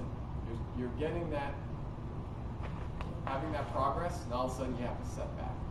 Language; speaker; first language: English; native; English